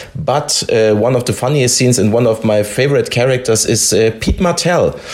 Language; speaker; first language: English; non-native, fluent; German